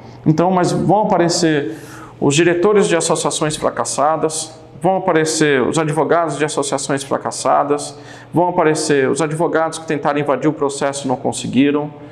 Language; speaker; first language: Portuguese; native; Portuguese